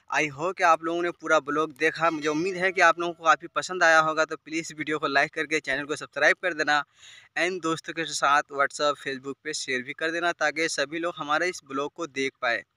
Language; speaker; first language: Hindi; native; Hindi